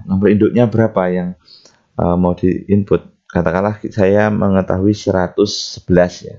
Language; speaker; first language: Indonesian; native; Indonesian